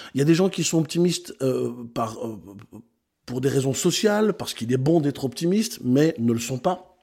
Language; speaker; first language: French; native; French